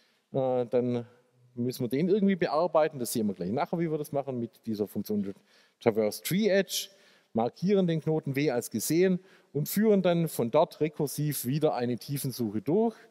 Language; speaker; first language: German; native; German